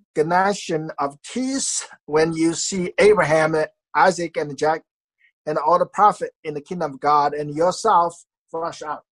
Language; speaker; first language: English; non-native, fluent; Chinese